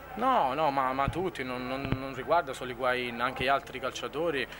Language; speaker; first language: Italian; native; Italian